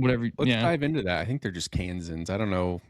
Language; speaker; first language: English; native; English